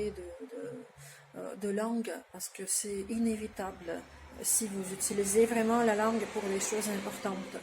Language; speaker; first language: French; non-native, fluent; Russian